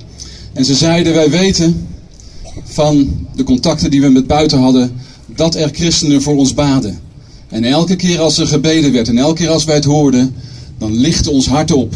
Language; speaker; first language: Dutch; native; Dutch